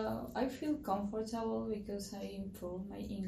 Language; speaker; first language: English; non-native, learner; Spanish